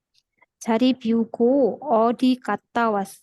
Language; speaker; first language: Korean; non-native, learner; Indonesian